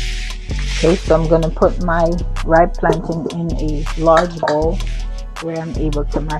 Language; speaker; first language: English; native; English